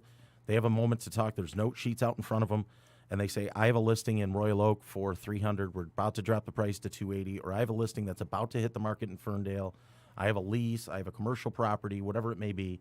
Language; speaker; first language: English; native; English